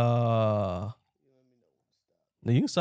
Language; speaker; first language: English; native; English